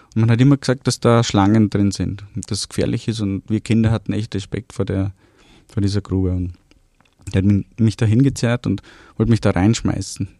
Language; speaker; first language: German; early bilingual, other home language; Romanian